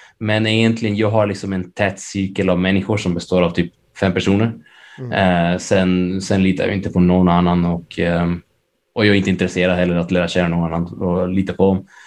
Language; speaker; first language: Swedish; early bilingual, other home language; Spanish